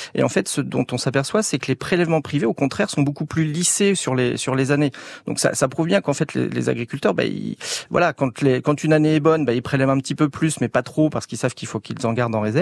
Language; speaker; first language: French; native; French